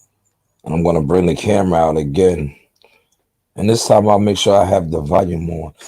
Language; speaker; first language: English; native; English